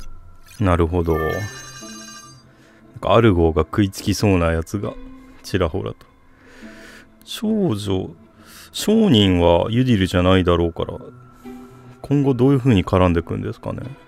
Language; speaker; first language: Japanese; native; Japanese